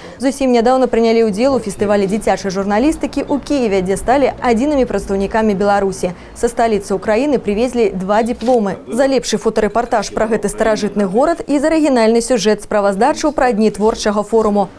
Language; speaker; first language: Belarusian; native; Belarusian